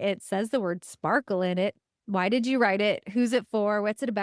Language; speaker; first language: English; native; English